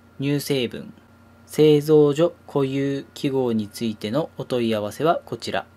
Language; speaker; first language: Japanese; native; Japanese